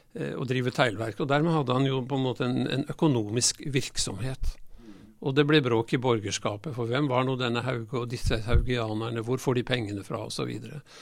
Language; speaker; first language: Norwegian; native; Norwegian